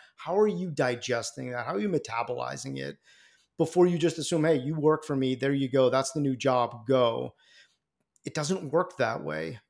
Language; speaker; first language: English; native; English